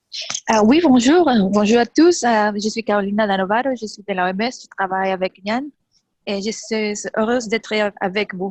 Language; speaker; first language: French; non-native, fluent; Spanish